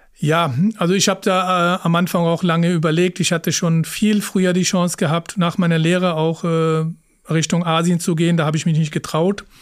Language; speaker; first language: German; early bilingual, other home language; Punjabi